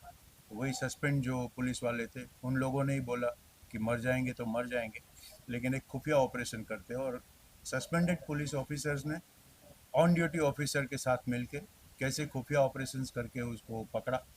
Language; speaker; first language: Hindi; native; Hindi